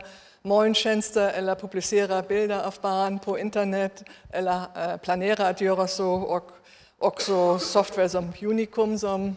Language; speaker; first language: Swedish; non-native, fluent; German